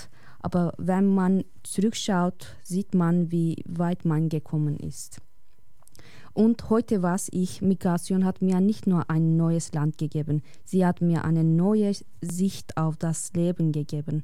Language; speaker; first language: German; non-native, fluent; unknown